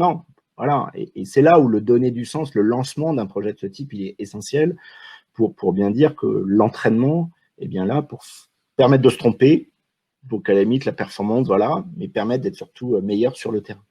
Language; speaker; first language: French; native; French